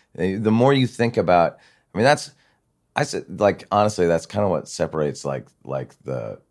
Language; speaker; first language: English; native; English